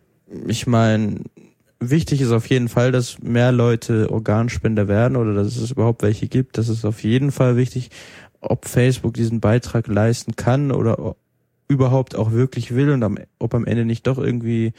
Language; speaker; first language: German; native; German